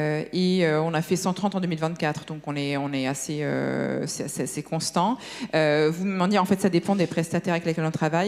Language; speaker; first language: French; native; French